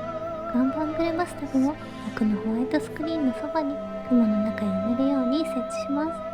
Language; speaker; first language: Japanese; native; Japanese